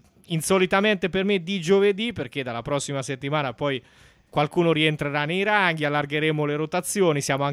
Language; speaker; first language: Italian; native; Italian